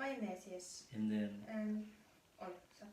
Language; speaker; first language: English; non-native, learner; Russian